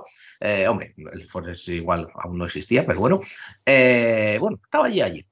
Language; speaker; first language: Spanish; native; Spanish